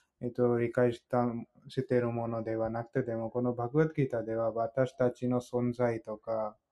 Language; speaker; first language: Japanese; non-native, fluent; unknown